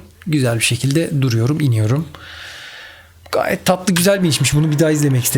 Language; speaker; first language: Turkish; native; Turkish